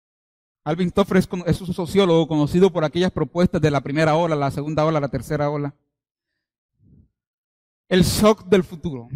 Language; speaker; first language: Spanish; native; Spanish